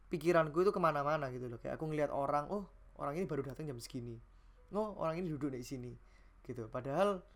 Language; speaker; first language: Indonesian; native; Indonesian